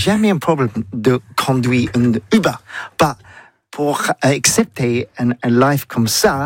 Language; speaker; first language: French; non-native, learner; English